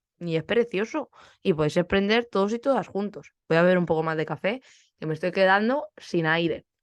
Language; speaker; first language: Spanish; native; Spanish